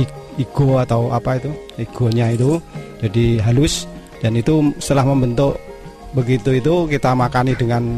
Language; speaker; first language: Indonesian; non-native, local second language; Javanese